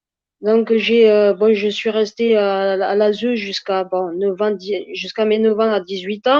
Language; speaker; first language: French; native; French